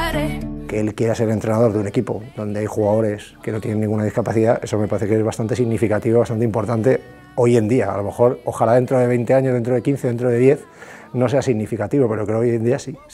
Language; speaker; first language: Spanish; native; Spanish